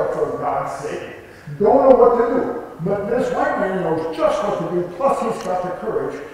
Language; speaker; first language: English; native; English